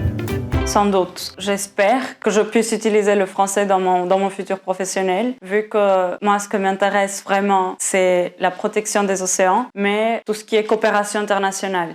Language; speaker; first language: French; non-native, fluent; Portuguese